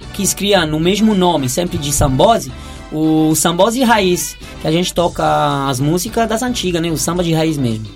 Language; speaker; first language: Portuguese; non-native, fluent; Italian